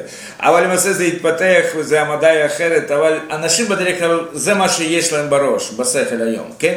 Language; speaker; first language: Hebrew; non-native, fluent; Russian